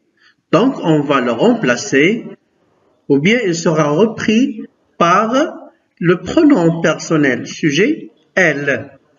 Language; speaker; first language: French; non-native, local second language; Arabic